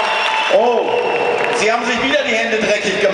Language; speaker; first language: German; non-native, fluent; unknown